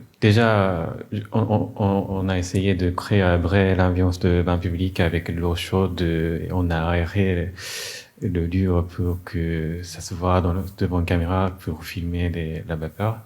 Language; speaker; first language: French; non-native, fluent; Japanese